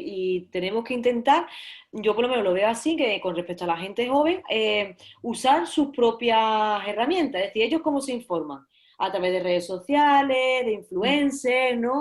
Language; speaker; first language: Spanish; native; Spanish